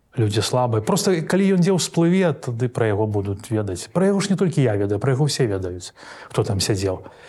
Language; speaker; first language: Belarusian; non-native, local second language; Russian